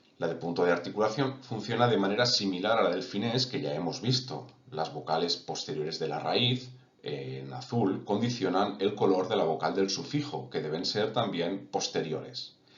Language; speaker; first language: Spanish; non-native, local second language; Catalan